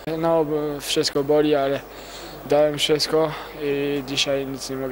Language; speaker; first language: Polish; non-native, learner; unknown